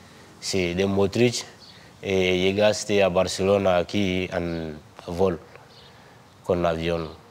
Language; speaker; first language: Spanish; non-native, learner; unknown